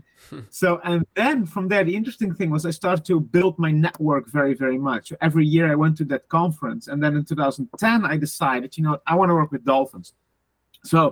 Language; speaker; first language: English; non-native, fluent; Dutch